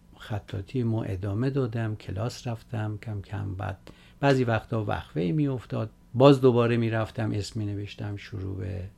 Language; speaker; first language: Persian; native; Persian